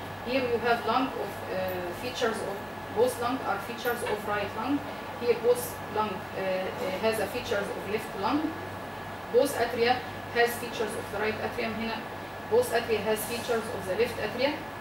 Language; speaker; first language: English; non-native, fluent; Arabic